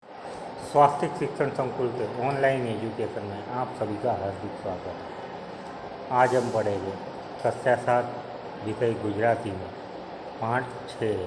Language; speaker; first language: Hindi; non-native, local second language; Gujarati